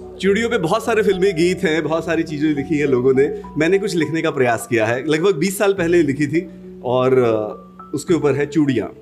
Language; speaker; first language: Hindi; native; Hindi